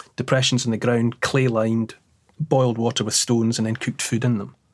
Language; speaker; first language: English; native; English